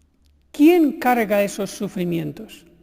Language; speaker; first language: Spanish; native; Spanish